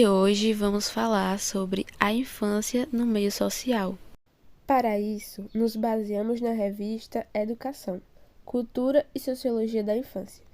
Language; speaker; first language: Portuguese; native; Portuguese